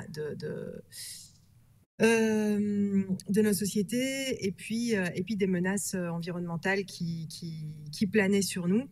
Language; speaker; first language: French; native; French